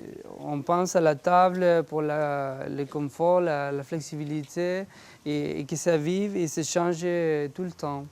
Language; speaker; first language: French; non-native, fluent; Spanish